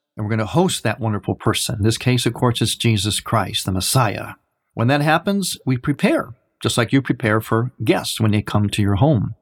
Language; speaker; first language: English; native; English